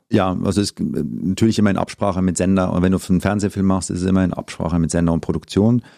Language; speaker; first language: German; native; German